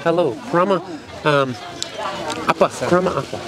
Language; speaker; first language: Indonesian; non-native, learner; English